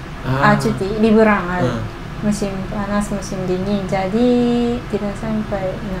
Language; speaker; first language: Indonesian; non-native, learner; Japanese